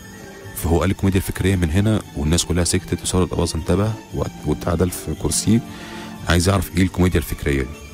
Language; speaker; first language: Arabic; native; Arabic